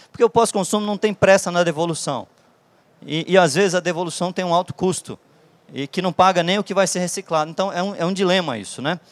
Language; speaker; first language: Portuguese; native; Portuguese